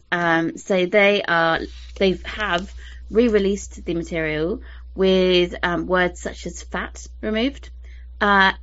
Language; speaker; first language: English; native; English